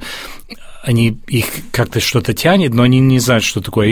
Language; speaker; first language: Russian; early bilingual, heritage; Russian